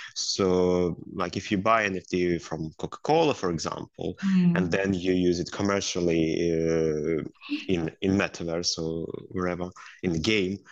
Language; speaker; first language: English; non-native, fluent; Russian